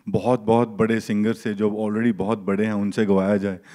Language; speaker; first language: Hindi; native; Hindi